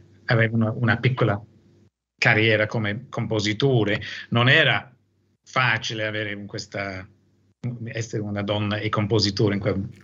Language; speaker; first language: Italian; non-native, fluent; English